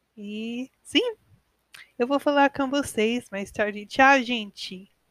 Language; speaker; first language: Portuguese; non-native, learner; English